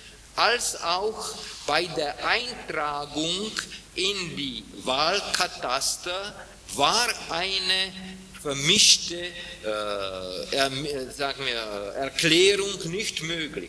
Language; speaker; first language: German; non-native, fluent; Czech